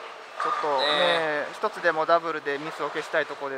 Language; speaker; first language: Japanese; native; Japanese